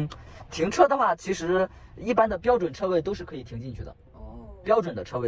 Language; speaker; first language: Chinese; native; Chinese